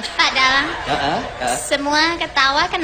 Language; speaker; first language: Indonesian; non-native, fluent; English